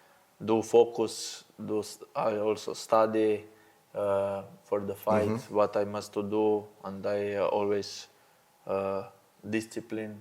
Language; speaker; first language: English; non-native, learner; Slovenian